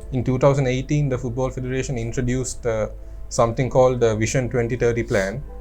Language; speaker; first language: English; non-native, local second language; Sinhala